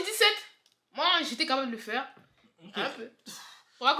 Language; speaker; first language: French; native; French